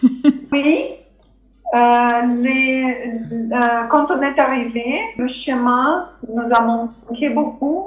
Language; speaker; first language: French; non-native, fluent; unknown